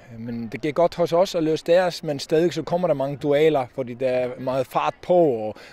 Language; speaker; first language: Danish; non-native, fluent; Icelandic